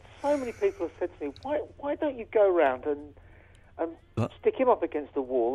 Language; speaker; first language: English; native; English